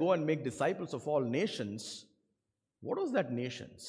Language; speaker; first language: English; non-native, local second language; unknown